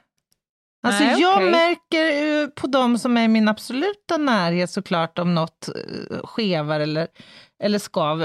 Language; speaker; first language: Swedish; native; Swedish